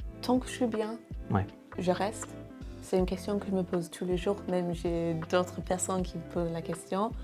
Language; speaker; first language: French; non-native, fluent; English